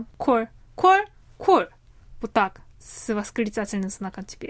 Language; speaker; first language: Russian; non-native, fluent; Korean